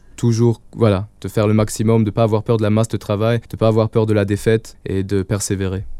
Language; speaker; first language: French; non-native, local second language; Luxembourgish